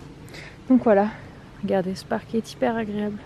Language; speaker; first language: French; native; French